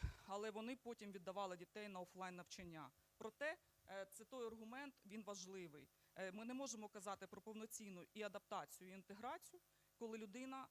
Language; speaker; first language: Ukrainian; native; Ukrainian